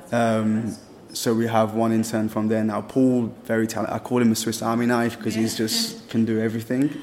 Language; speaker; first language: English; native; English